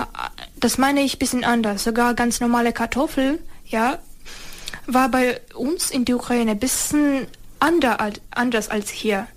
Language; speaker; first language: German; non-native, fluent; Ukrainian